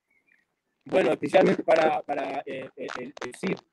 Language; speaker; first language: Spanish; non-native, fluent; Hebrew